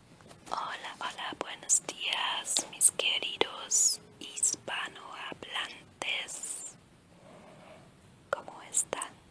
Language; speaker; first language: Spanish; non-native, learner; German